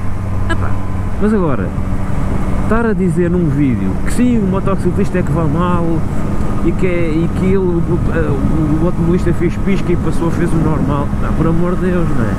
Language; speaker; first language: Portuguese; native; Portuguese